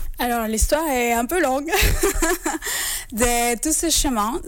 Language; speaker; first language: French; non-native, fluent; Spanish